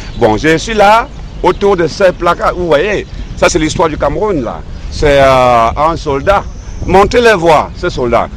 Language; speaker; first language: French; non-native, local second language; English